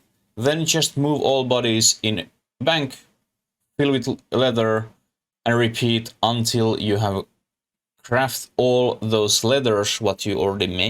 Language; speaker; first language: English; non-native, learner; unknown